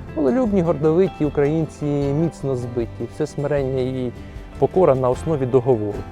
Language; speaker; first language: Ukrainian; native; Ukrainian